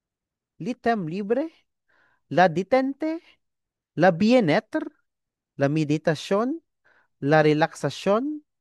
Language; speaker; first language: French; non-native, learner; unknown